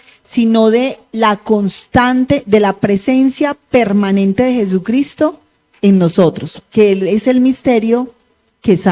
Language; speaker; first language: Spanish; native; Spanish